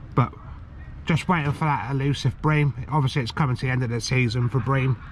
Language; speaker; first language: English; native; English